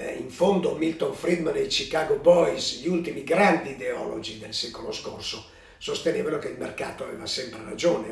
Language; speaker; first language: Italian; early bilingual, other home language; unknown